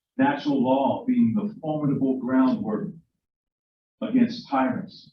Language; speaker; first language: English; native; English